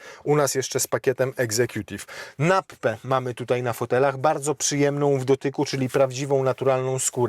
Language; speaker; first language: Polish; native; Polish